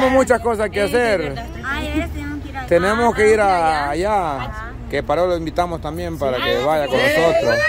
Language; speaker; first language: Spanish; native; Spanish